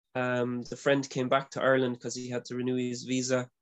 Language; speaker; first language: English; native; English